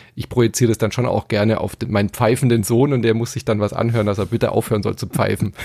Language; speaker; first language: German; native; German